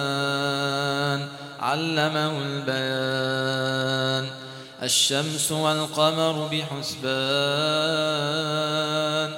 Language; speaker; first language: Arabic; native; Arabic